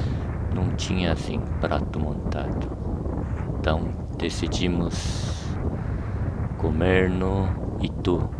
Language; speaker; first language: Portuguese; non-native, fluent; Korean